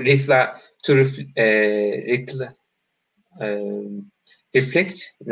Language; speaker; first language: English; non-native, learner; Turkish